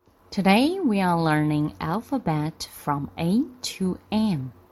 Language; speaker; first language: English; non-native, fluent; Chinese